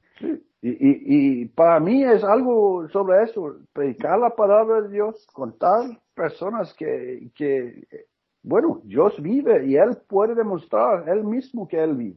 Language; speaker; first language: Spanish; non-native, learner; Norwegian